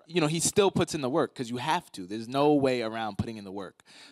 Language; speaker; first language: English; native; English